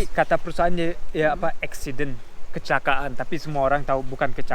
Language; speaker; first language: Indonesian; early bilingual, heritage; Indonesian